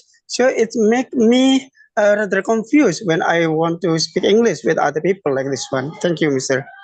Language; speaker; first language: English; non-native, learner; Indonesian